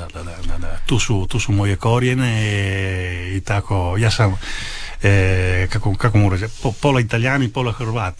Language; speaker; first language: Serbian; early bilingual, heritage; Italian